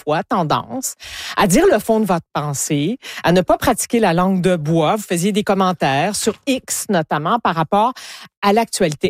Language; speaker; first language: French; native; French